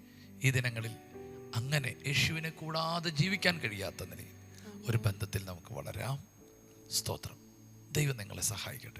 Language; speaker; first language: Malayalam; native; Malayalam